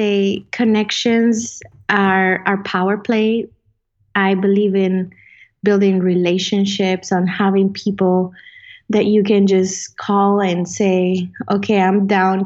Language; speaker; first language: English; non-native, fluent; Spanish